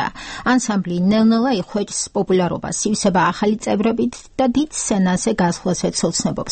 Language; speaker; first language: Georgian; native; Georgian